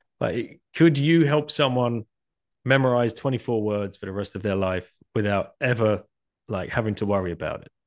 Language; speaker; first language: English; native; English